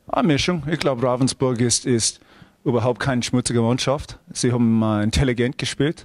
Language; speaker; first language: German; non-native, fluent; English